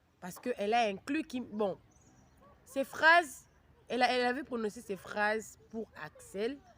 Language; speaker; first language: French; non-native, local second language; Lingala